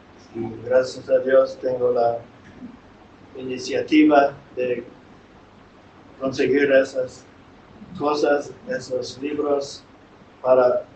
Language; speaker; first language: Spanish; non-native, fluent; English